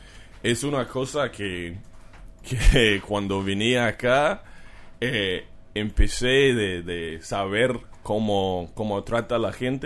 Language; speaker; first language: Spanish; non-native, learner; English